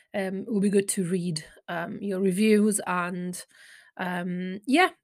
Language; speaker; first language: English; non-native, fluent; Italian